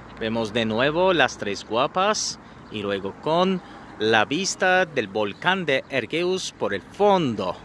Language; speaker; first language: Spanish; non-native, fluent; Turkish